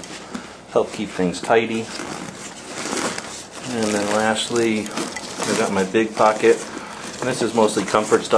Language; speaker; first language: English; native; English